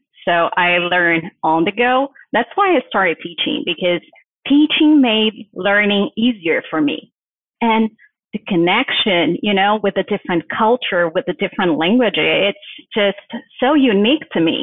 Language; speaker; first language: English; non-native, fluent; Portuguese